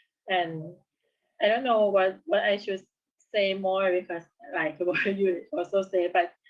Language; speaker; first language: English; non-native, learner; Thai